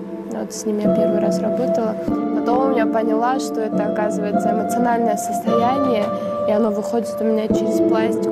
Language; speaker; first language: Russian; non-native, local second language; Kyrgyz